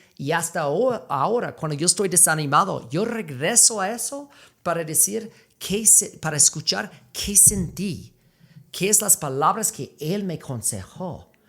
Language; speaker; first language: Spanish; non-native, fluent; English